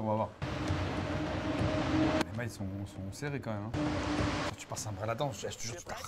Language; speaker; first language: French; native; French